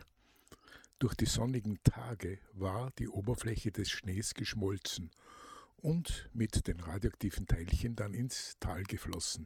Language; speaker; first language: German; native; German